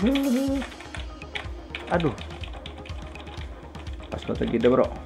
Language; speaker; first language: Indonesian; native; Indonesian